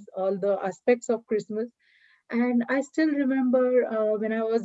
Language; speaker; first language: English; non-native, local second language; Marathi